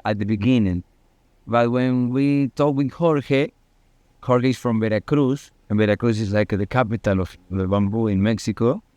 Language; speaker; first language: English; non-native, learner; Spanish